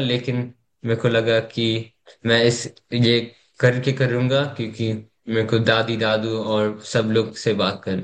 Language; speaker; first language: Hindi; early bilingual, heritage; English